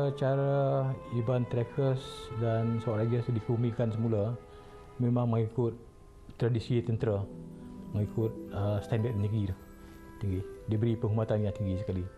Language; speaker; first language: Malay; native; Malay